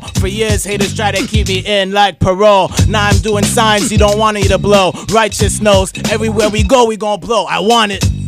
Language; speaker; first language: English; native; English